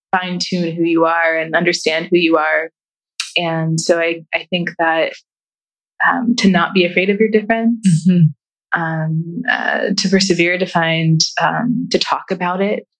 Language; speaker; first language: English; native; English